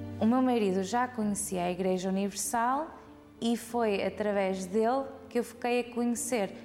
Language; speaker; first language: Portuguese; early bilingual, heritage; Portuguese